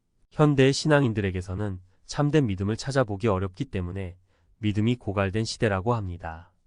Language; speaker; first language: Korean; native; Korean